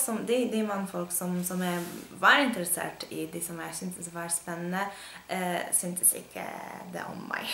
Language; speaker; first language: Norwegian; non-native, fluent; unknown